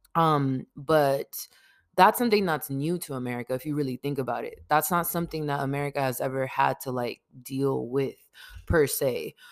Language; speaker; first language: English; early bilingual, other home language; Spanish